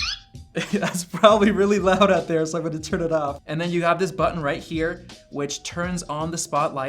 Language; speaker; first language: English; native; English